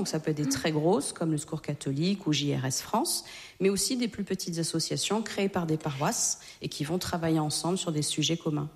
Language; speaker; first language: French; native; French